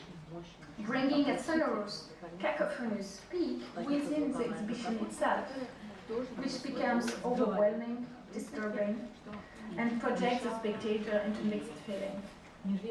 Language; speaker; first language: English; non-native, fluent; French